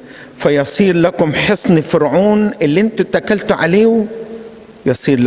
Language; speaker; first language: Arabic; native; Arabic